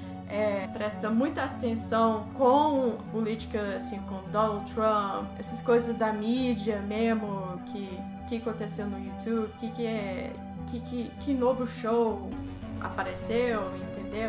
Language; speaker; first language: Portuguese; early bilingual, heritage; Portuguese